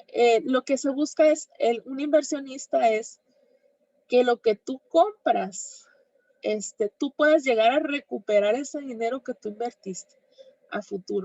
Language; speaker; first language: Spanish; native; Spanish